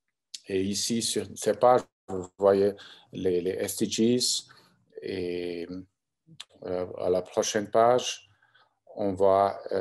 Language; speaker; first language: French; non-native, local second language; German